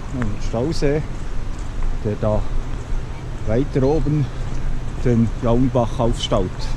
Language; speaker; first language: German; native; German